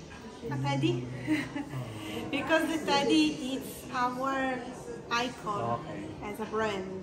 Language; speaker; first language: English; non-native, learner; Italian